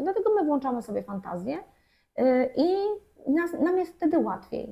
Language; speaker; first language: Polish; native; Polish